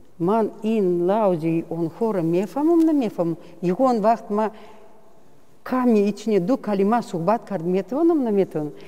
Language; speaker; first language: Tajik; non-native, fluent; Russian